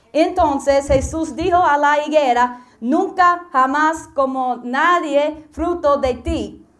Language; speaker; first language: Spanish; non-native, learner; English